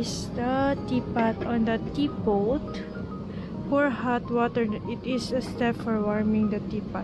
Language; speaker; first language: English; non-native, local second language; Filipino